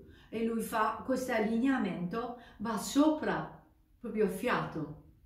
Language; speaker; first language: Italian; non-native, fluent; Japanese